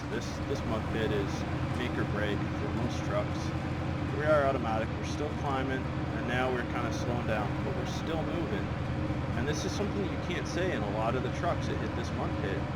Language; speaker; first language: English; native; English